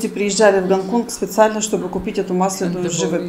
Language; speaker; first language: Russian; native; Russian